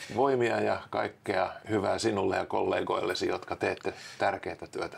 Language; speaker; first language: Finnish; native; Finnish